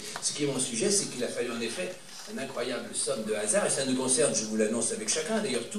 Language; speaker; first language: French; native; French